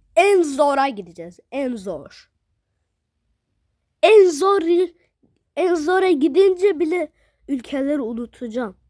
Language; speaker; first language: Turkish; early bilingual, other home language; Arabic